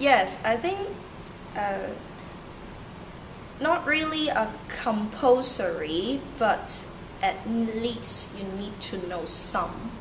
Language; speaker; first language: English; early bilingual, other home language; Turkish